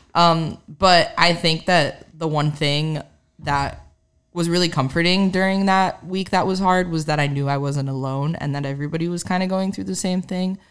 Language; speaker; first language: English; native; English